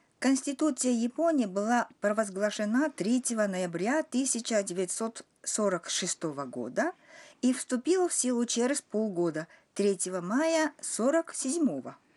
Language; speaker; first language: Russian; non-native, fluent; Japanese